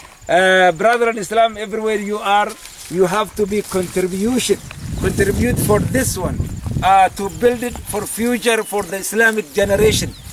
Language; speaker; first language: English; non-native, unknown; Oromo